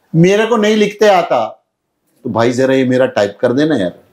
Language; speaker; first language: Hindi; non-native, local second language; Urdu